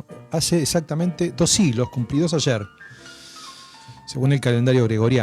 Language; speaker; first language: Spanish; native; Spanish